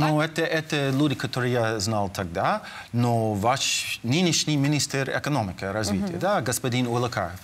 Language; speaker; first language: Russian; non-native, fluent; English